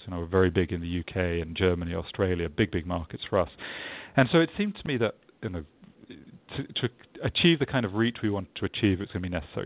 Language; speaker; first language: English; native; English